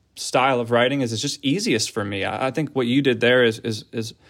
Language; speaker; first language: English; native; English